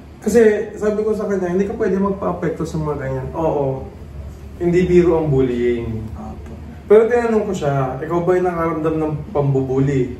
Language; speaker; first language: Filipino; native; Filipino